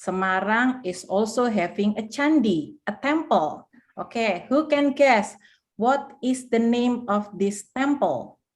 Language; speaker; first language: English; non-native, fluent; Indonesian